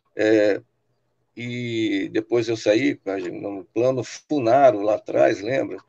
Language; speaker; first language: Portuguese; native; Portuguese